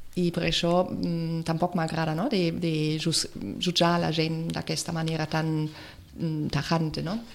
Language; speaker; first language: Catalan; non-native, local second language; Spanish